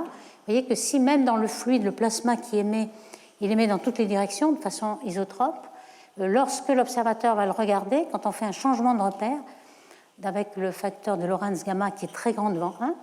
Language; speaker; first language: French; native; French